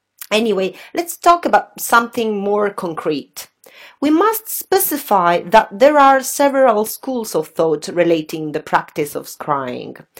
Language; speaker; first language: English; non-native, fluent; Italian